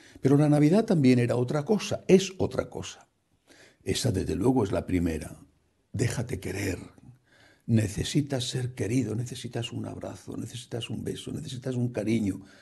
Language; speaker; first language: Spanish; native; Spanish